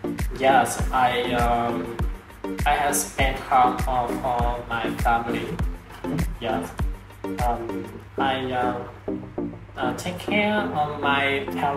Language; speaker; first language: English; non-native, learner; Vietnamese